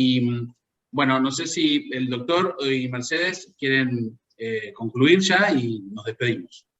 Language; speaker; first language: Spanish; native; Spanish